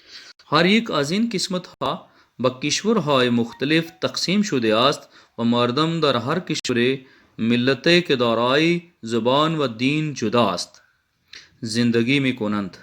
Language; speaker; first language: Persian; non-native, fluent; Urdu